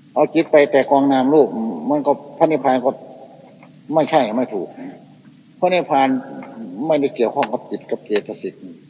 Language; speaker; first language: Thai; native; Thai